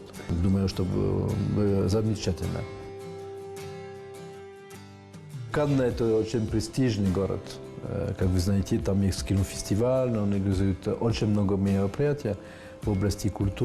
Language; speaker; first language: Russian; non-native, fluent; French